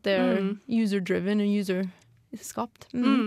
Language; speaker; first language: Norwegian; non-native, fluent; English